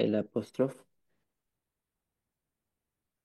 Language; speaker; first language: French; non-native, learner; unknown